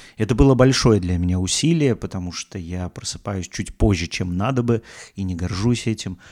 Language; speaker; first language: Russian; native; Russian